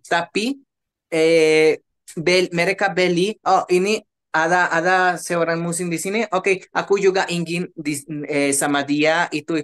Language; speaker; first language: Indonesian; non-native, learner; Spanish